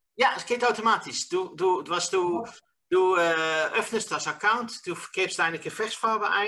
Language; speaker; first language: German; non-native, learner; Dutch